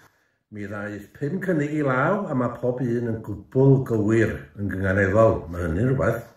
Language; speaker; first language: Welsh; native; Welsh